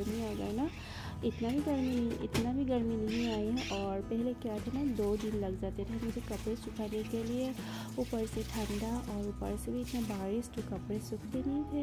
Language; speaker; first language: Hindi; non-native, local second language; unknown